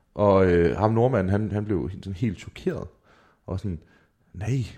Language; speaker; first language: Danish; native; Danish